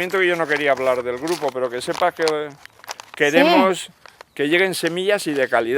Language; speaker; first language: Spanish; native; Spanish